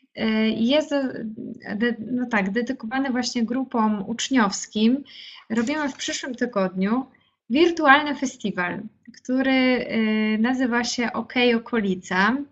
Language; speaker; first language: Polish; native; Polish